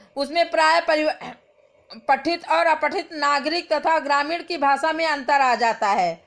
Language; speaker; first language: Hindi; native; Hindi